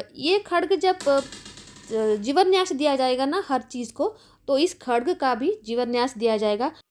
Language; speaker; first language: Hindi; non-native, local second language; Bangla